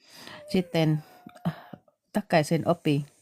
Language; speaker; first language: Finnish; non-native, learner; Vietnamese